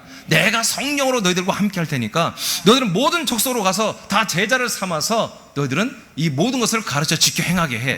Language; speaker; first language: Korean; native; Korean